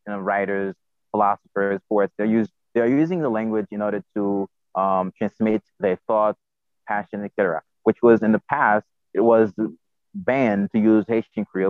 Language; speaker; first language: English; non-native, fluent; Haitian Creole